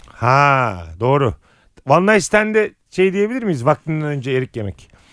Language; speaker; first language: Turkish; native; Turkish